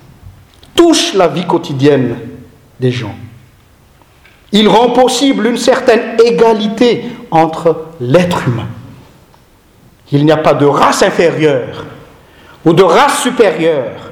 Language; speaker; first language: French; non-native, local second language; Malagasy